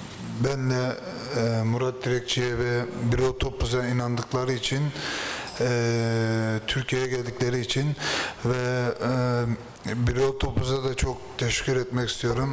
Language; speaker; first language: Turkish; early bilingual, heritage; Turkish